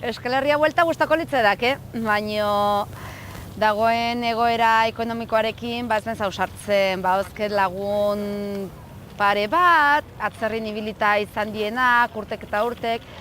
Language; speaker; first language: Basque; non-native, local second language; Spanish